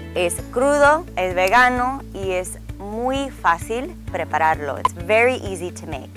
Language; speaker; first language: Spanish; non-native, fluent; English